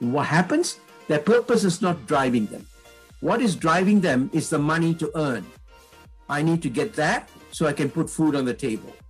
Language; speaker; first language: English; non-native, local second language; Tamil